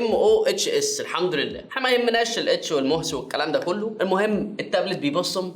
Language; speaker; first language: Arabic; native; Arabic